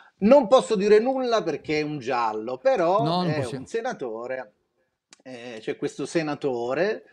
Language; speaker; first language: Italian; native; Italian